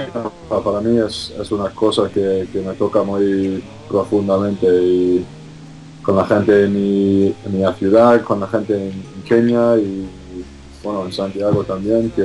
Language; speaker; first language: Spanish; non-native, fluent; English